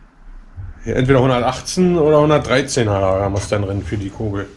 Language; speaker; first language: German; native; German